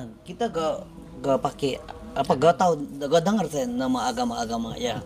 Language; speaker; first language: Indonesian; non-native, learner; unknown